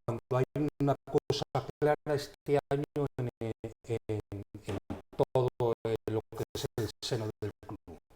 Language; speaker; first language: Spanish; native; Spanish